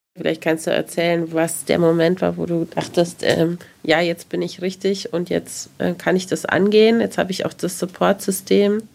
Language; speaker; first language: German; native; German